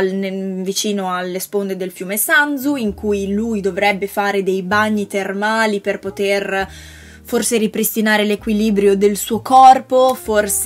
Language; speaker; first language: Italian; native; Italian